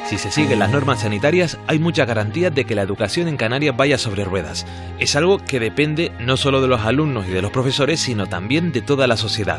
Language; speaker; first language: Spanish; native; Spanish